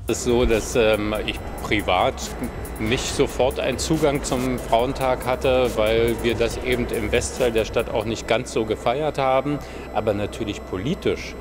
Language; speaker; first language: German; native; German